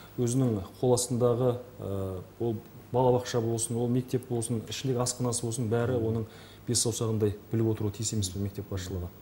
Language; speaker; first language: Kazakh; native; Kazakh